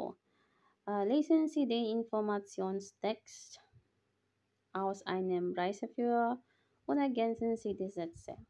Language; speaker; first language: German; non-native, fluent; Filipino